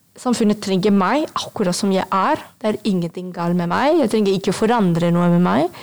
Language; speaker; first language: Norwegian; non-native, fluent; Spanish